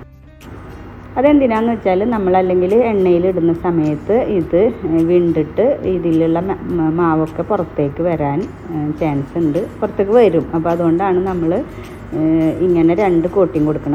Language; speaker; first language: Malayalam; native; Malayalam